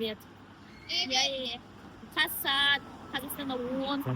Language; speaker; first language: Turkish; non-native, learner; Kazakh